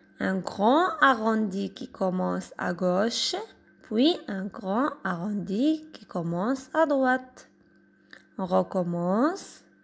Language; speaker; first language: French; non-native, local second language; Arabic